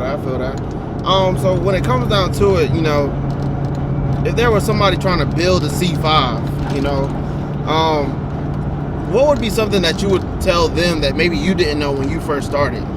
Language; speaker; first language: English; native; English